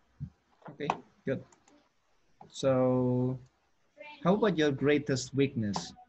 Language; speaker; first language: English; non-native, fluent; Indonesian